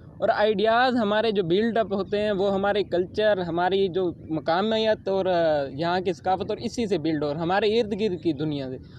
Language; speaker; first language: Urdu; non-native, local second language; Punjabi